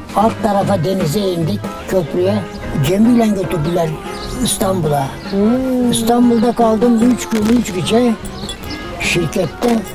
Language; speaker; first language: Turkish; native; Turkish